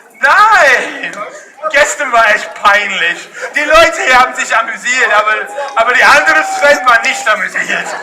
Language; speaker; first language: German; non-native, fluent; English